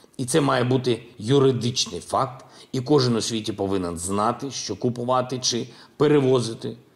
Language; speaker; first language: Ukrainian; non-native, local second language; Russian